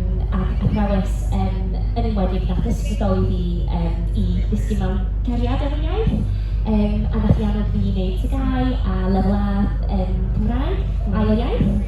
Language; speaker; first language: Welsh; non-native, local second language; English